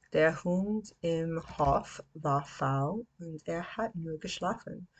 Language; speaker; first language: German; non-native, learner; English